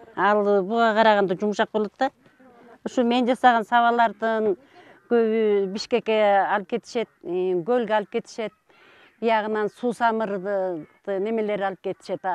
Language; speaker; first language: Kyrgyz; native; Kyrgyz